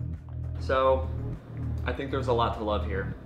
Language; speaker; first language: English; native; English